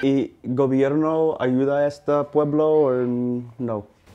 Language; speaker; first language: Spanish; non-native, learner; English